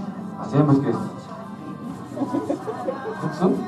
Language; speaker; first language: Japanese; non-native, learner; Korean